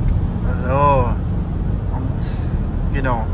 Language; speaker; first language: German; non-native, learner; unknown